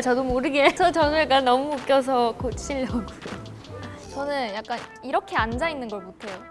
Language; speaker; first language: Korean; non-native, fluent; Chinese